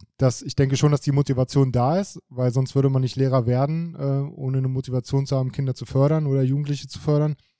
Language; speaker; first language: German; native; German